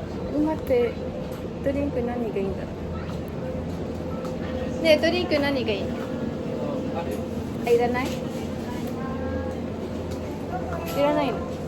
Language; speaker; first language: Japanese; non-native, fluent; Filipino